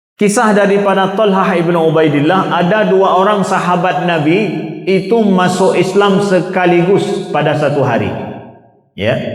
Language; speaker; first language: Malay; non-native, local second language; Achinese